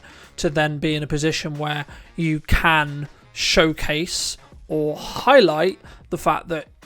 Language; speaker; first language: English; native; English